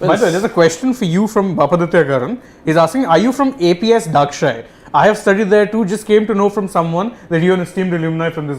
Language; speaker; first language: English; non-native, local second language; Hindi